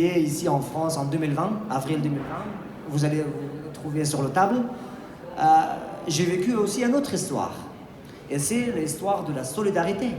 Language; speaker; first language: French; non-native, fluent; Persian